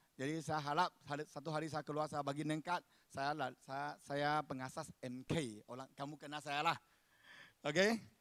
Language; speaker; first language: Malay; non-native, local second language; Chinese